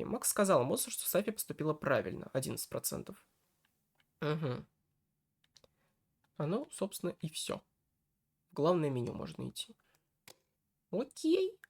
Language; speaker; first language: Russian; native; Russian